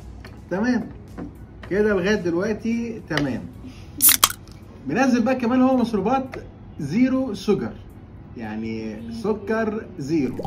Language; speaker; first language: Arabic; native; Arabic